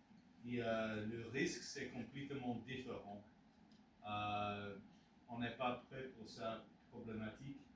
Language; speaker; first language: French; non-native, learner; English